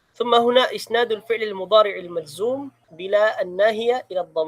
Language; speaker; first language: Arabic; non-native, fluent; Filipino